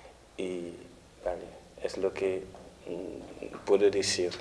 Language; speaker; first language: Spanish; non-native, fluent; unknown